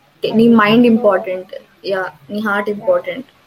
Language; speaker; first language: English; non-native, local second language; Telugu